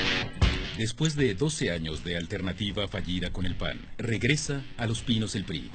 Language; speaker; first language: Spanish; native; Spanish